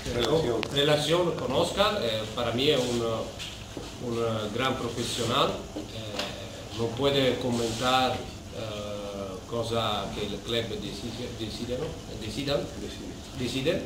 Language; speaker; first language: Spanish; non-native, fluent; Italian